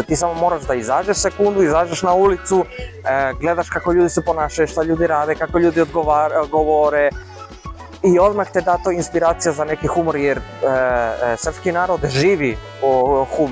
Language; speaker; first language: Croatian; non-native, learner; Spanish